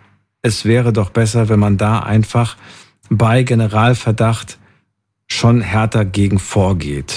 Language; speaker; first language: German; native; German